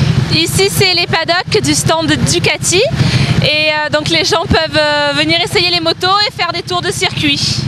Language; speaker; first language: French; native; French